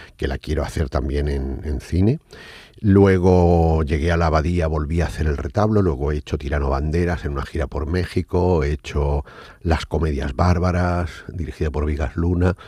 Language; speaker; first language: Spanish; non-native, fluent; Arabic